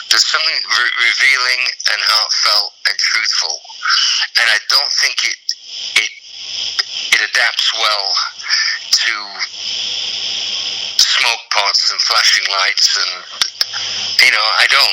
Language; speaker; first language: English; native; English